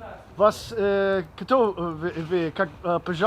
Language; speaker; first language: Russian; non-native, learner; English